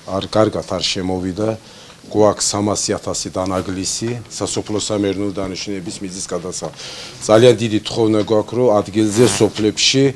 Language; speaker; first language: Georgian; non-native, local second language; Azerbaijani